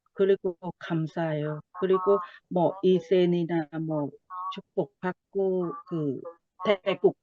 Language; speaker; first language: Korean; non-native, learner; Thai